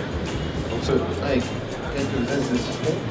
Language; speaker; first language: French; native; French